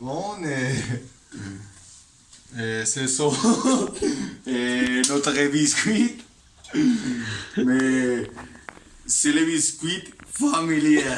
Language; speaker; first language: French; non-native, learner; Spanish